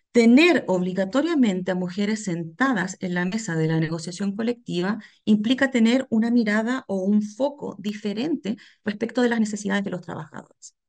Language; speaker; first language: Spanish; native; Spanish